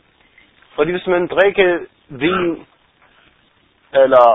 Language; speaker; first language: Danish; non-native, fluent; Arabic